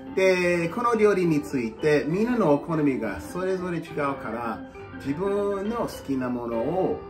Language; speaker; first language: Japanese; non-native, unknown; English